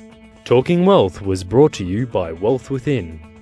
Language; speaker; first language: English; native; English